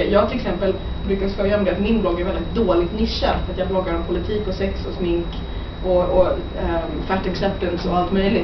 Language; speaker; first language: Swedish; native; Swedish